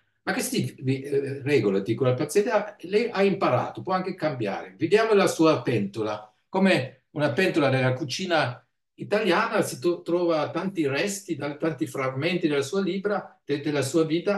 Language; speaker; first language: Italian; non-native, fluent; German